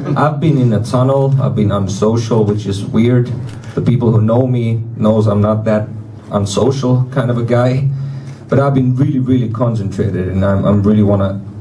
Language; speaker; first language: English; non-native, fluent; Finnish